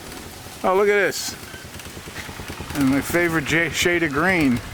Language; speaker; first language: English; native; English